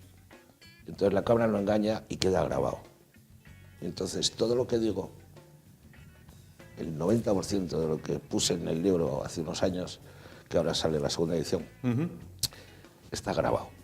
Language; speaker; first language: Spanish; native; Spanish